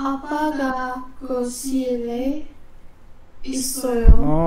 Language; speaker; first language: Korean; non-native, learner; Indonesian